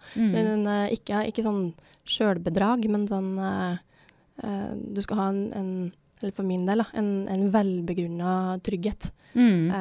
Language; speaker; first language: Norwegian; native; Norwegian